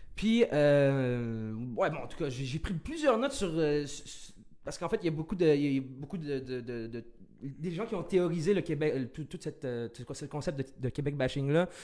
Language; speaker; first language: French; early bilingual, other home language; Arabic